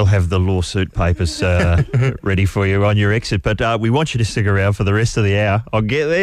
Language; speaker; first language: English; native; English